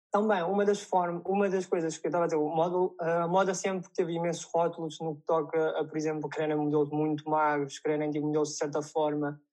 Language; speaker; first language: Portuguese; non-native, fluent; Chinese